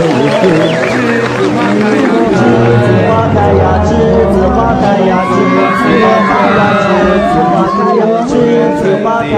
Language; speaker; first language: Chinese; native; Chinese